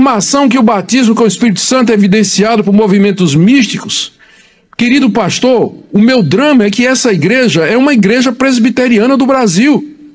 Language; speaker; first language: Portuguese; native; Portuguese